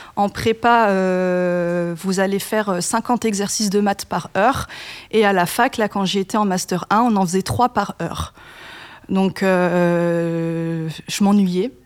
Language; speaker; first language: French; native; French